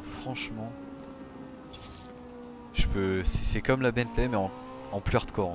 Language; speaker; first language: French; native; French